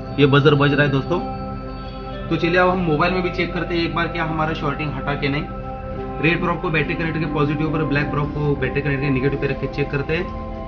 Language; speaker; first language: Hindi; native; Hindi